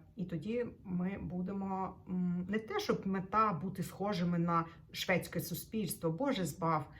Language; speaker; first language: Ukrainian; native; Ukrainian